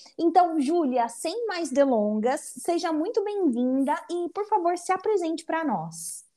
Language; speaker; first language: Portuguese; native; Portuguese